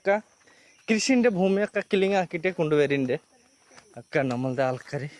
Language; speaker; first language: Malayalam; non-native, learner; Bangla